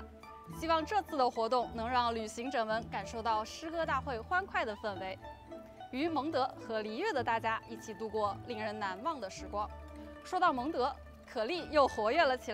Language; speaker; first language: Chinese; native; Chinese